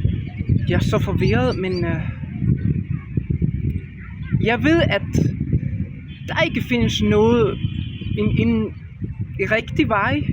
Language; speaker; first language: Danish; non-native, learner; Spanish